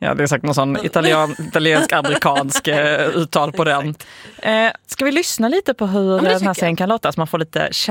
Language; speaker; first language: Swedish; native; Swedish